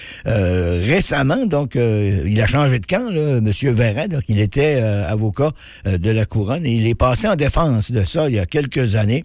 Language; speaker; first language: French; native; French